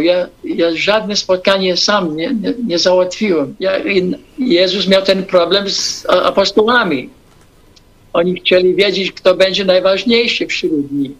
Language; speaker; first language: Polish; early bilingual, heritage; English